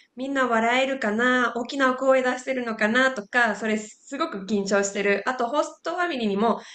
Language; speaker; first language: Japanese; non-native, fluent; Spanish